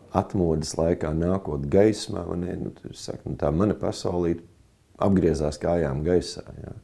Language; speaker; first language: Latvian; native; Latvian